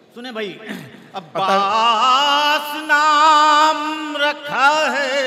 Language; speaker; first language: Urdu; native; Urdu